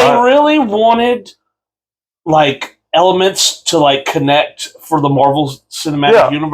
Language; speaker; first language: English; native; English